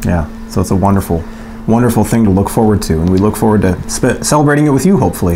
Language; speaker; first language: English; native; English